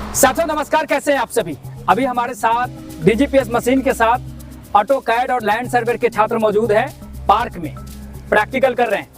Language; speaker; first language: Hindi; native; Hindi